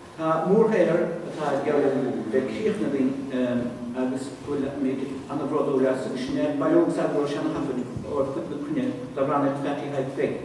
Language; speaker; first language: Irish; native; Irish